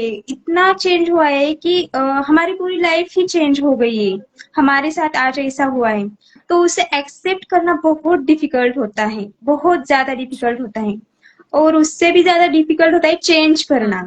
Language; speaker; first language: Hindi; native; Hindi